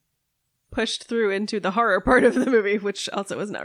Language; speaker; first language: English; native; English